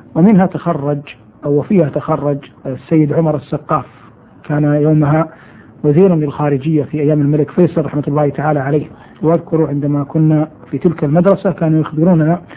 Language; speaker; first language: Arabic; native; Arabic